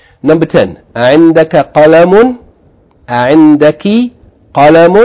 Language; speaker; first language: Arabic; non-native, fluent; English